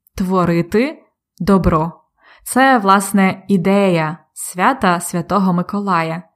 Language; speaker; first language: Ukrainian; native; Ukrainian